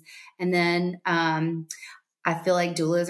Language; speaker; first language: English; native; English